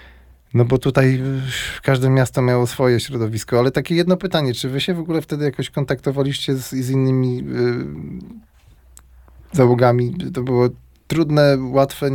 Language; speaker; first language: Polish; native; Polish